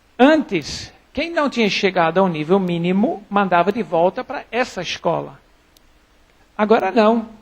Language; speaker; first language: Portuguese; non-native, fluent; German